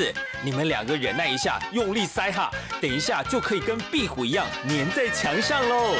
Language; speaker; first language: Chinese; native; Chinese